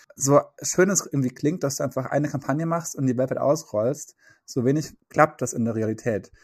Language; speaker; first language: German; native; German